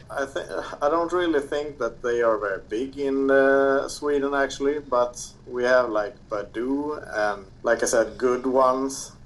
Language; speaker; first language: English; non-native, fluent; Swedish